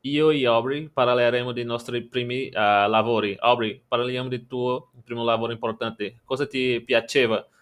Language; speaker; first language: Italian; non-native, learner; Portuguese